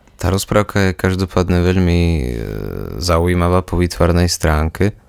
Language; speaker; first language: Slovak; native; Slovak